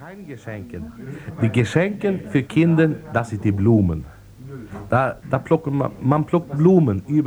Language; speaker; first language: German; non-native, learner; Swedish